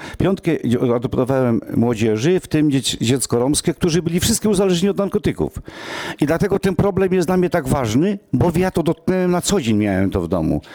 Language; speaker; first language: Polish; non-native, local second language; Romany